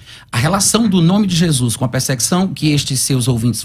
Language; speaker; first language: Portuguese; native; Portuguese